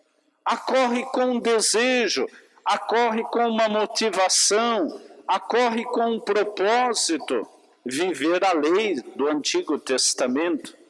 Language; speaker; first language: Portuguese; native; Portuguese